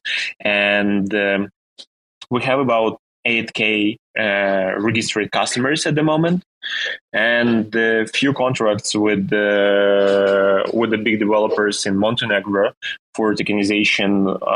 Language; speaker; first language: English; non-native, fluent; Ukrainian